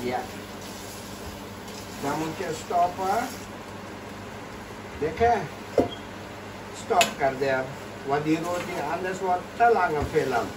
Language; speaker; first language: Dutch; non-native, local second language; Caribbean Hindustani